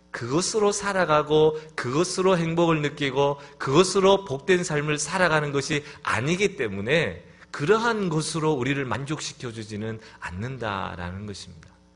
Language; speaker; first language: Korean; native; Korean